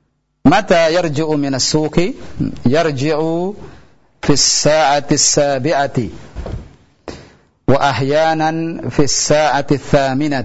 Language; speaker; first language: Arabic; non-native, fluent; Indonesian